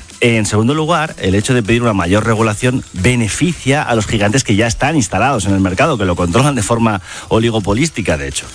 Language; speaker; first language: Spanish; native; Spanish